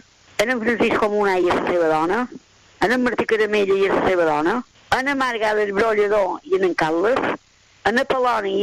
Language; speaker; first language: Catalan; native; Catalan